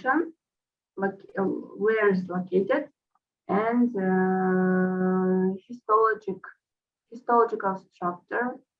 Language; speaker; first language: English; non-native, fluent; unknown